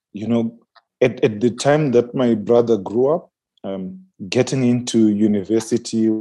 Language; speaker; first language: English; non-native, local second language; Shona